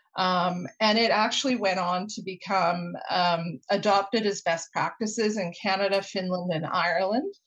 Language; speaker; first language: English; native; English